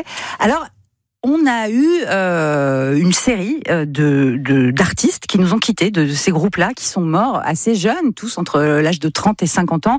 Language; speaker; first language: French; native; French